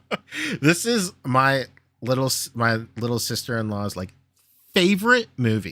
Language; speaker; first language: English; native; English